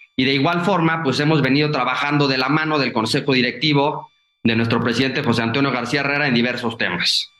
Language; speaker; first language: Spanish; native; Spanish